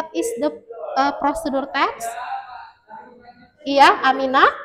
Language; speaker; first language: English; non-native, learner; Indonesian